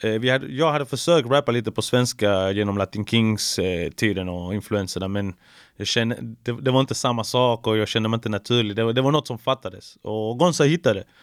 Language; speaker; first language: Swedish; early bilingual, other home language; Spanish